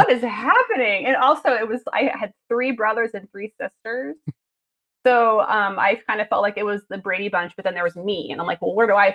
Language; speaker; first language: English; native; English